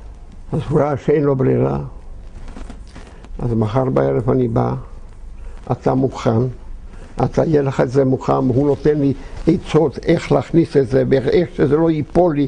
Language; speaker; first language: Hebrew; non-native, fluent; Yiddish